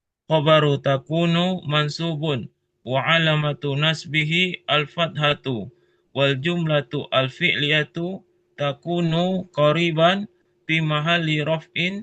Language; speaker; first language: Arabic; non-native, learner; Indonesian